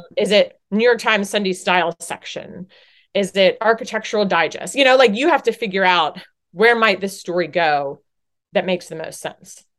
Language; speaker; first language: English; native; English